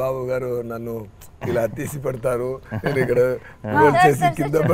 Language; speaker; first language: Telugu; non-native, fluent; Tamil